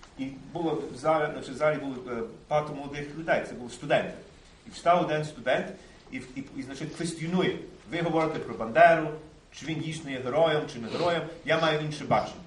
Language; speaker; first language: Ukrainian; early bilingual, heritage; Ukrainian